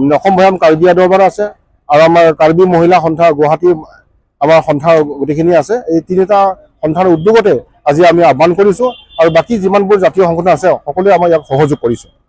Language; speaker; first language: Assamese; non-native, local second language; Karbi